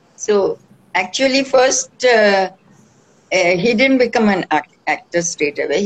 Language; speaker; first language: English; non-native, local second language; Marathi